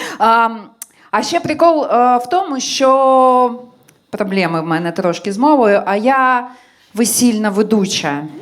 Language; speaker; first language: Ukrainian; non-native, local second language; Russian